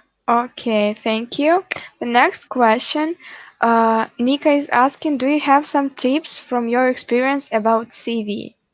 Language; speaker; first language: English; non-native, fluent; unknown